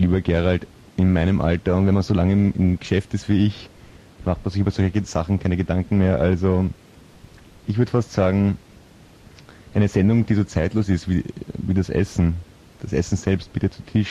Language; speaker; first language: German; native; German